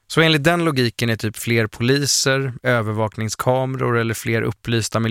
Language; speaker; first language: Swedish; native; Swedish